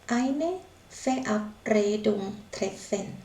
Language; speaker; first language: German; non-native, learner; Thai